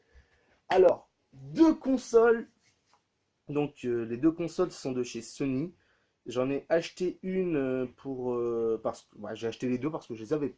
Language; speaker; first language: French; native; French